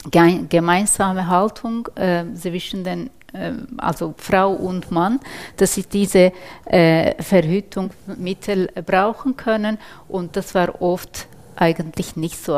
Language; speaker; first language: German; non-native, fluent; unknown